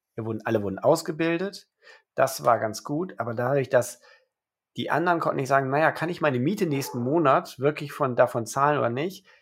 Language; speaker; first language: German; native; German